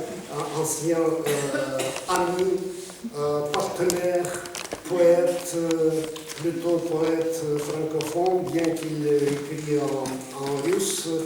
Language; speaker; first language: French; non-native, fluent; Russian